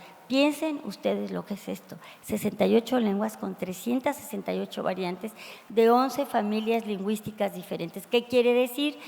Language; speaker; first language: Spanish; native; Spanish